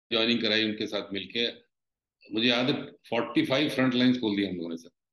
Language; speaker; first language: Hindi; native; Hindi